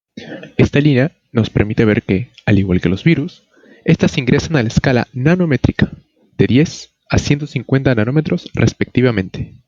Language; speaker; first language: Spanish; native; Spanish